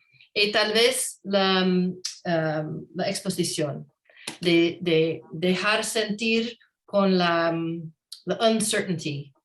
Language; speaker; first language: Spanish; non-native, learner; English